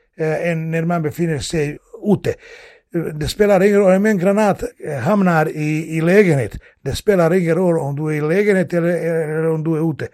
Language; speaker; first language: Swedish; non-native, fluent; Bosnian